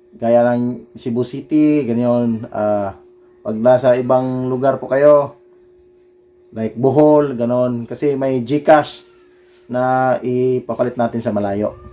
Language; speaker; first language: Filipino; non-native, local second language; Cebuano